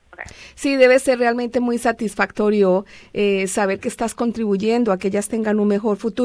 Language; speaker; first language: Spanish; non-native, learner; English